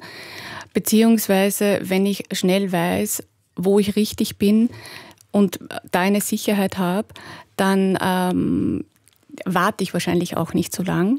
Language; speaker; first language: German; native; German